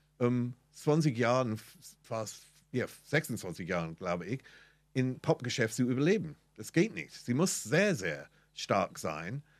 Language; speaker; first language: German; non-native, fluent; English